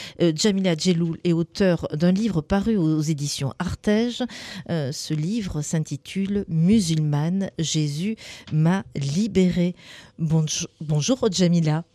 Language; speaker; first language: French; native; French